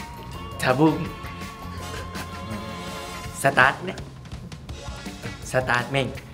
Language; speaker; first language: Japanese; non-native, learner; Thai